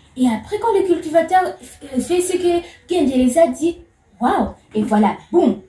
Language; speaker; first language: French; non-native, local second language; Kinyarwanda